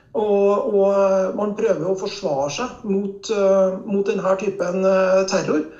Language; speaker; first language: Norwegian; native; Norwegian